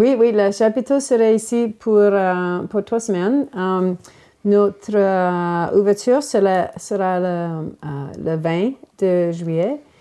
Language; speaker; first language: French; non-native, local second language; English